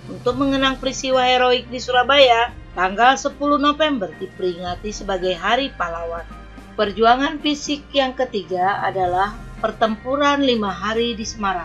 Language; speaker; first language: Indonesian; native; Indonesian